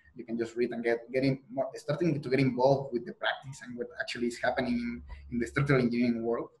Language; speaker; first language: English; non-native, fluent; Spanish